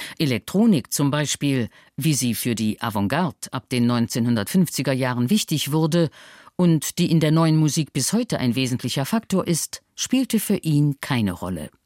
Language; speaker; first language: German; native; German